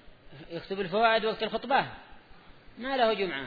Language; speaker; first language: Arabic; native; Arabic